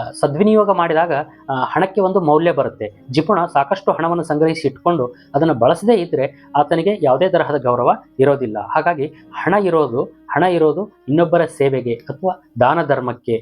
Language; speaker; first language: Kannada; native; Kannada